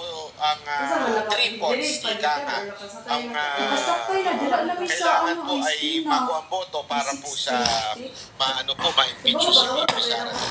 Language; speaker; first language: Filipino; non-native, local second language; Cebuano